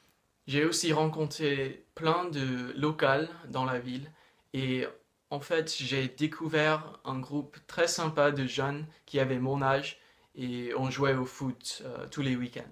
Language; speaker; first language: French; non-native, fluent; English